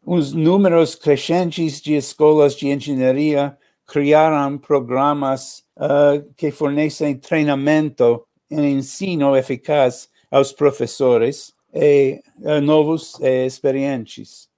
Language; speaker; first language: Portuguese; non-native, learner; English